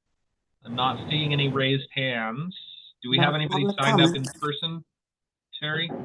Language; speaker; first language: English; native; English